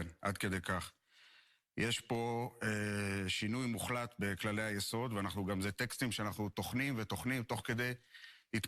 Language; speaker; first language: Hebrew; native; Hebrew